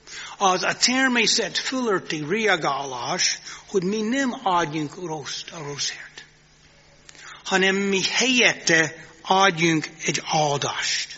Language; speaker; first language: Hungarian; non-native, fluent; English